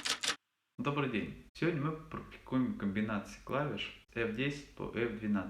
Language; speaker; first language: Russian; native; Russian